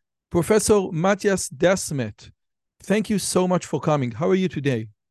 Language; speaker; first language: English; non-native, fluent; Hebrew